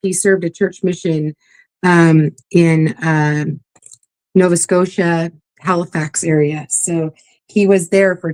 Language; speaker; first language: English; native; English